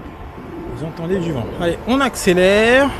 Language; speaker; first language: French; native; French